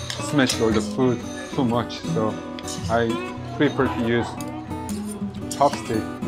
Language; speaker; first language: English; non-native, fluent; Korean